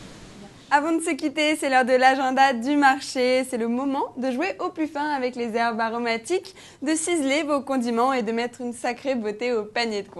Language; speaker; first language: French; native; French